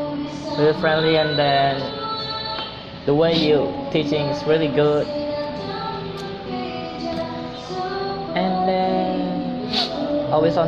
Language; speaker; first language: English; non-native, fluent; Indonesian